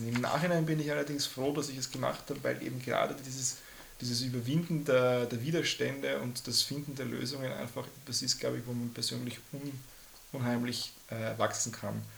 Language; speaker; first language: German; native; German